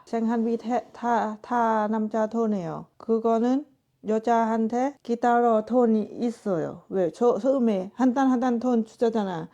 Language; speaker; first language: Korean; non-native, learner; Lao